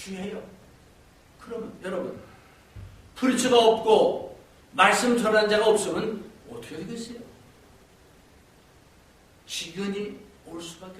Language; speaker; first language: Korean; native; Korean